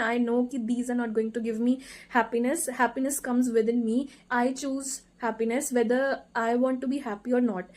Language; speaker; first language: Hindi; native; Hindi